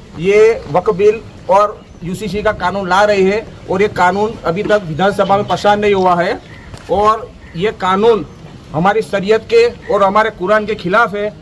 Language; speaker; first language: Hindi; non-native, local second language; Gujarati